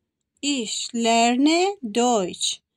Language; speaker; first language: German; non-native, fluent; Persian